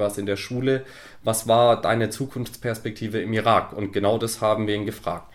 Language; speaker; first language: German; native; German